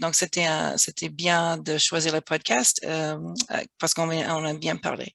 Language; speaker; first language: French; non-native, fluent; English